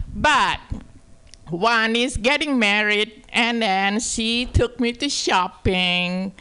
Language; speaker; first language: English; non-native, fluent; Indonesian